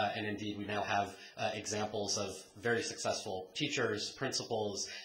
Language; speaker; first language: English; native; English